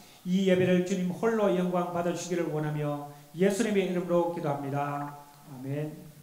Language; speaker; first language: Korean; native; Korean